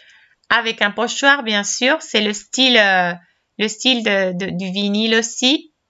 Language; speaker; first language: French; non-native, fluent; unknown